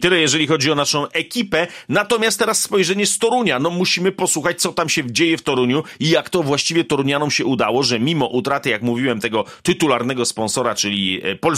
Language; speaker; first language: Polish; native; Polish